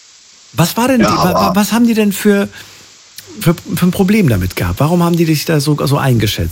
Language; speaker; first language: German; native; German